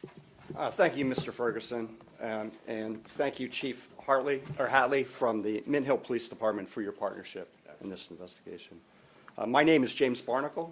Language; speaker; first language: English; native; English